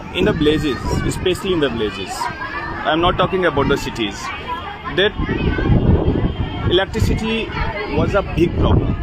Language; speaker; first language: English; non-native, local second language; Hindi